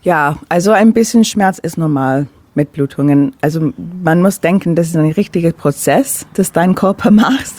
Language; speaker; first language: German; non-native, fluent; English